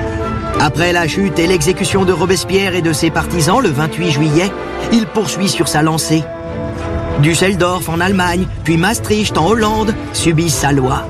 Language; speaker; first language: French; native; French